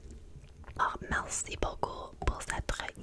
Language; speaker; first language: French; non-native, learner; English